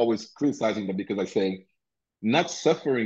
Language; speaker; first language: English; non-native, local second language; French